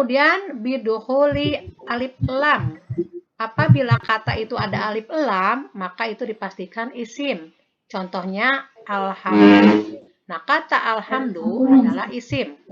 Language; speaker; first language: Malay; non-native, local second language; Sundanese